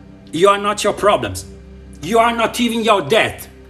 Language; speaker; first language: English; non-native, learner; Italian